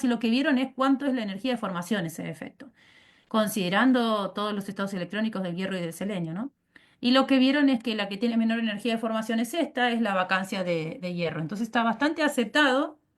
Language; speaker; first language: Spanish; native; Spanish